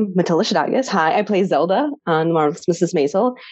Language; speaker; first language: English; early bilingual, other home language; Polish